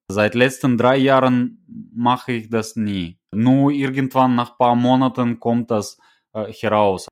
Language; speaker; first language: German; non-native, fluent; Russian